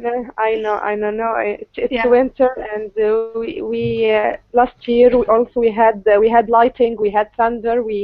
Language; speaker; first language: English; non-native, learner; Arabic